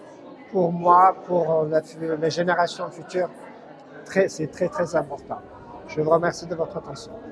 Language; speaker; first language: French; non-native, fluent; Azerbaijani